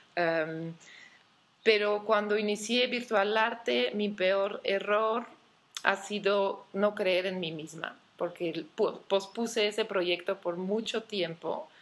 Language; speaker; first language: Spanish; non-native, fluent; Dutch